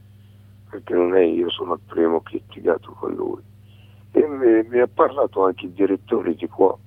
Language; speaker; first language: Italian; non-native, learner; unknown